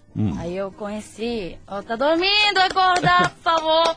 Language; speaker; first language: Portuguese; non-native, fluent; Japanese